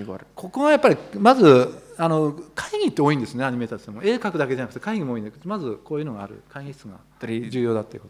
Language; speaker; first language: Japanese; native; Japanese